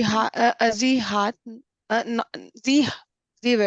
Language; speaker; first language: German; non-native, learner; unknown